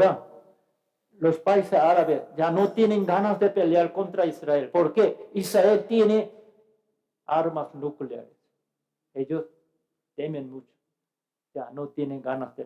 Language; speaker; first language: Spanish; non-native, fluent; Korean